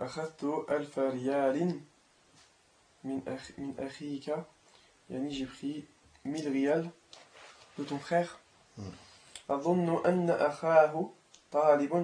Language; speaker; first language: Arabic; non-native, learner; French